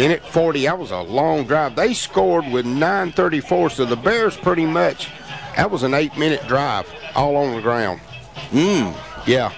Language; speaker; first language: English; native; English